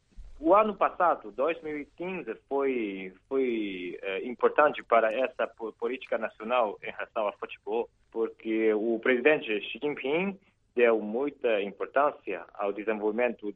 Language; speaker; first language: Portuguese; non-native, fluent; Chinese